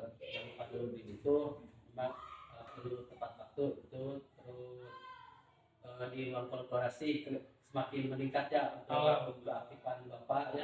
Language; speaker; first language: Indonesian; native; Indonesian